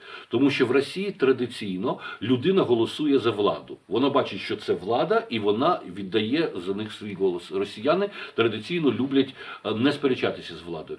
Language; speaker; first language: Ukrainian; native; Ukrainian